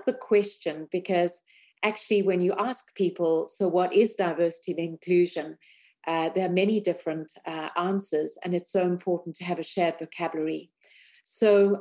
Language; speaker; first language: English; native; English